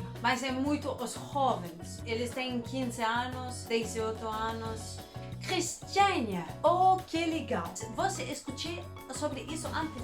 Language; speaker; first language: Portuguese; non-native, learner; Danish